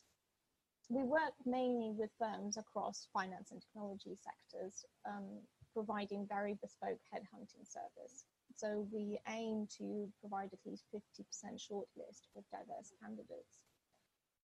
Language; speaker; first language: English; non-native, fluent; Russian